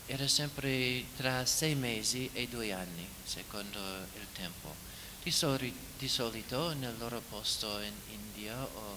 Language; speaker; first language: Italian; non-native, fluent; English